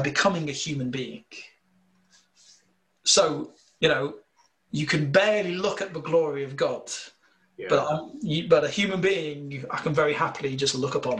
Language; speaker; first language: English; native; English